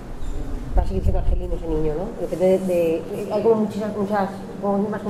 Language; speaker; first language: Spanish; native; Spanish